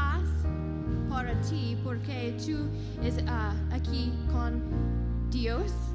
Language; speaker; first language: Spanish; non-native, learner; English